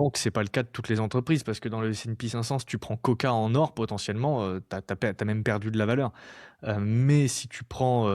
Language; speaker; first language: French; native; French